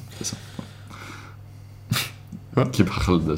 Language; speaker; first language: French; non-native, learner; Swedish